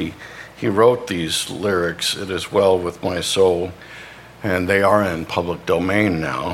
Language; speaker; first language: English; native; English